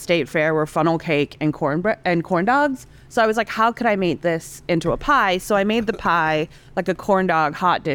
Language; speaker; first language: English; non-native, local second language; Cantonese